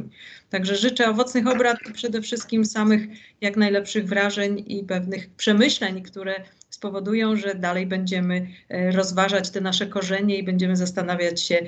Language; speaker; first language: Polish; native; Polish